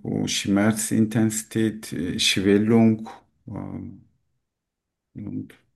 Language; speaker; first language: German; non-native, learner; Turkish